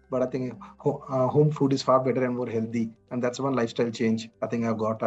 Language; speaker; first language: English; non-native, local second language; Punjabi